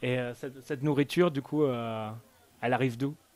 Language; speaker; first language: French; native; French